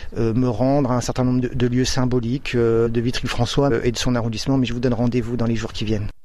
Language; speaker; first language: French; native; French